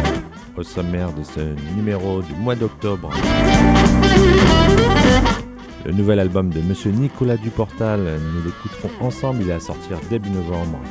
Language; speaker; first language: French; native; French